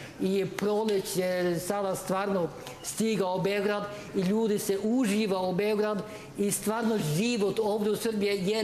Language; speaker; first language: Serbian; non-native, learner; Norwegian